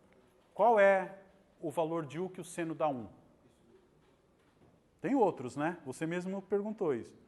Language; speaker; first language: Portuguese; native; Portuguese